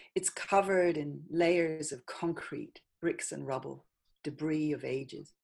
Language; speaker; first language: English; native; English